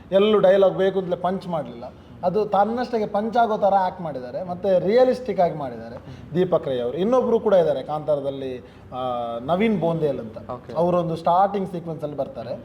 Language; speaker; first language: Kannada; non-native, local second language; Tulu